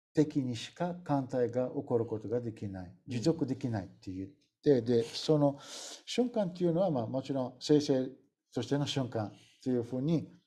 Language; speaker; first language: Japanese; non-native, fluent; Bulgarian